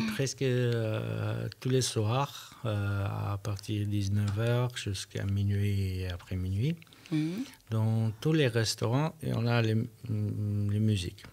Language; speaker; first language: French; non-native, learner; Armenian